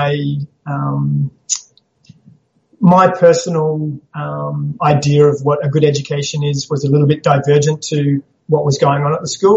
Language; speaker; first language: English; native; English